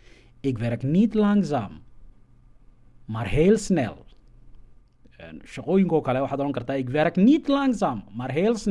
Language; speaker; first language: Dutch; non-native, fluent; Somali